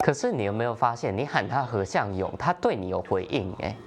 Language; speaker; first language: Chinese; native; Chinese